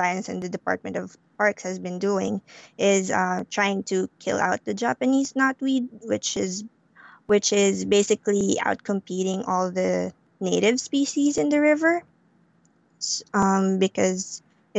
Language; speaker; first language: English; non-native, local second language; Filipino